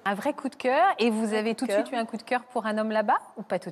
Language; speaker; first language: French; native; French